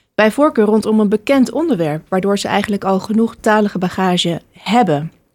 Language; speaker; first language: Dutch; native; Dutch